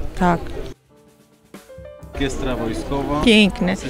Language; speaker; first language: Polish; early bilingual, heritage; Polish